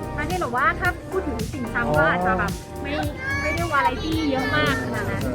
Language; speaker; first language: Thai; native; Thai